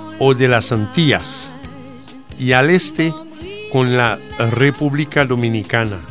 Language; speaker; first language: Spanish; non-native, fluent; Haitian Creole